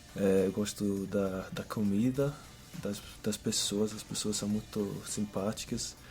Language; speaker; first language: Portuguese; non-native, fluent; English